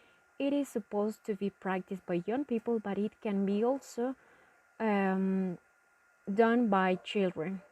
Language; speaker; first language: English; non-native, learner; Spanish